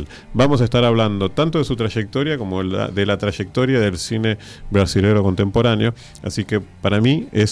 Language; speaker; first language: Spanish; native; Spanish